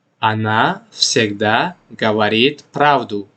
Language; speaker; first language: Russian; non-native, local second language; Tajik